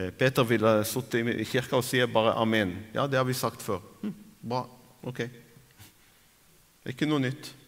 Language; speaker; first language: Norwegian; non-native, fluent; Arabic